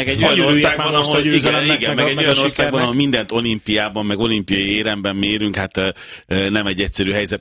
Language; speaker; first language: Hungarian; native; Hungarian